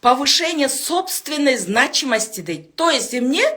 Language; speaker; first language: Russian; non-native, local second language; Kyrgyz